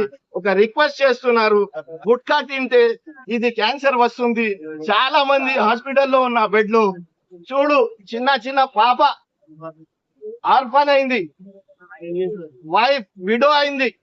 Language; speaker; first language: Telugu; non-native, local second language; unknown